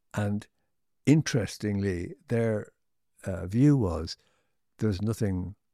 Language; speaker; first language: English; native; English